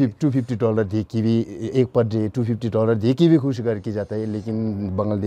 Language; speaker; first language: Hindi; non-native, learner; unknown